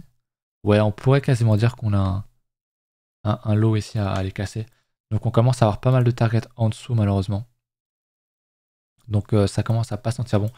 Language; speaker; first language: French; native; French